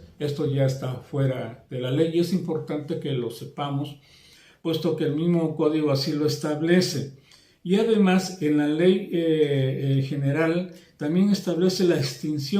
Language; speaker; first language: Spanish; native; Spanish